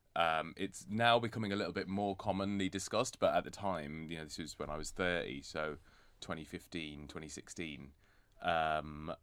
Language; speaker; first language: English; native; English